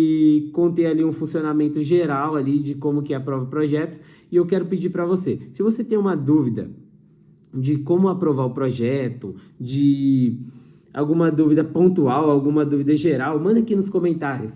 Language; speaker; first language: Portuguese; native; Portuguese